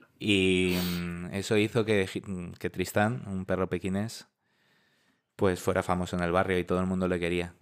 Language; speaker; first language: Spanish; native; Spanish